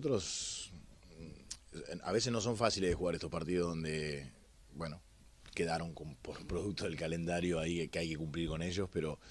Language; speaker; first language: Spanish; native; Spanish